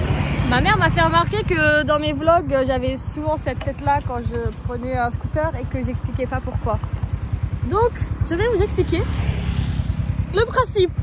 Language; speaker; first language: French; native; French